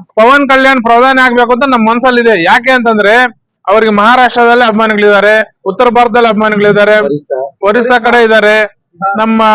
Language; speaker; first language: Kannada; non-native, local second language; Telugu